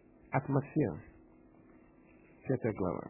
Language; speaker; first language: Russian; non-native, fluent; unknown